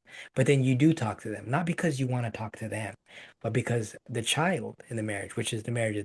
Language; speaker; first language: English; native; English